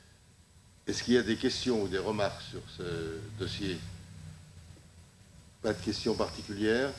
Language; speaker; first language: French; native; French